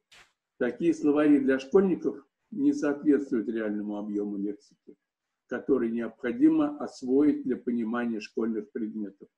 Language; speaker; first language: Russian; native; Russian